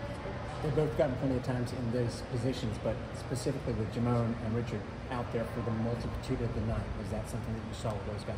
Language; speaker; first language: English; native; English